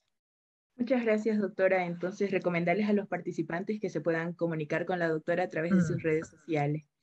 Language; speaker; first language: Spanish; native; Spanish